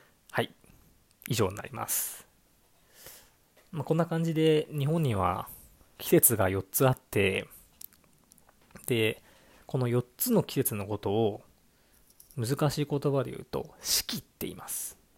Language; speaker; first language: Japanese; native; Japanese